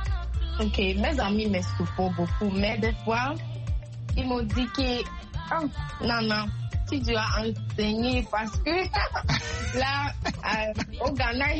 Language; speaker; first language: French; non-native, learner; Akan